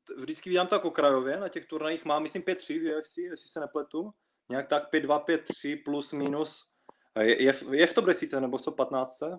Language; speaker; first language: Czech; early bilingual, other home language; Russian